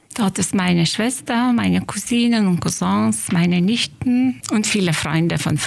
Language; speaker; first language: German; non-native, fluent; Lithuanian